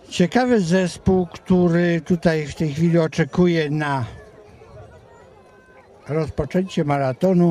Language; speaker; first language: Polish; native; Polish